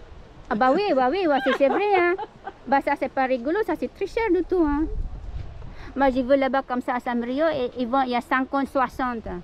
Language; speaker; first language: French; non-native, fluent; Filipino